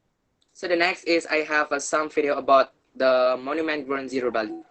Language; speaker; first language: English; non-native, learner; Indonesian